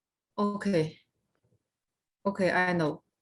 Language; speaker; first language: English; non-native, fluent; Chinese